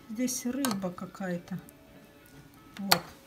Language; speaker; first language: Russian; non-native, fluent; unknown